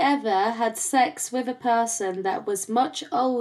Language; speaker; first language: English; non-native, fluent; Polish